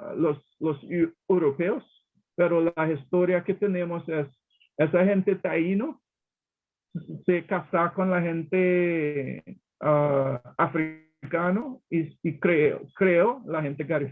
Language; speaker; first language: Spanish; non-native, learner; English